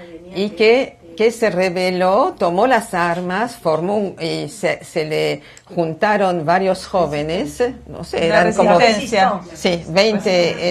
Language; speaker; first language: Spanish; non-native, fluent; French